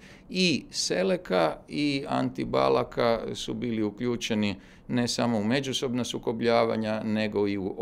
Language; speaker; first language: Serbian; native; Serbian